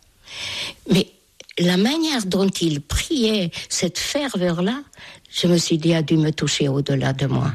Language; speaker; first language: French; non-native, fluent; Hungarian